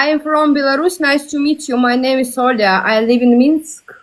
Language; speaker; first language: English; non-native, learner; Russian